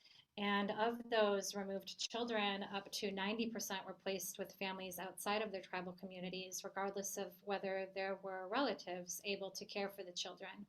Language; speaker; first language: English; native; English